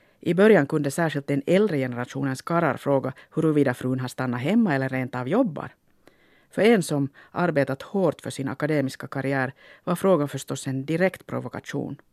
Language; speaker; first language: Swedish; non-native, local second language; Finnish